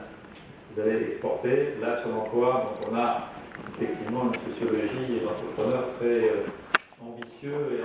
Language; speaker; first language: French; native; French